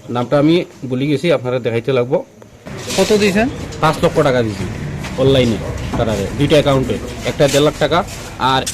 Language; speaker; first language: Bangla; native; Bangla